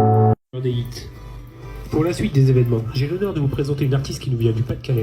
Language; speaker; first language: French; native; French